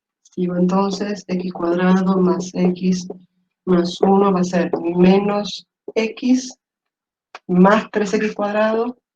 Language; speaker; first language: Spanish; native; Spanish